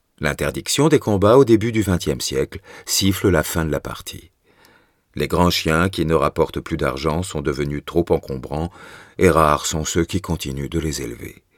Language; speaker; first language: French; native; French